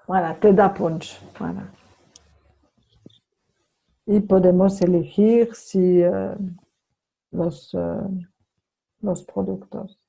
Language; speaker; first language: Spanish; non-native, fluent; French